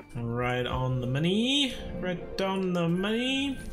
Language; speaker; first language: English; native; English